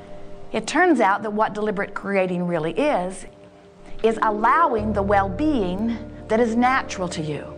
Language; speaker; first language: English; native; English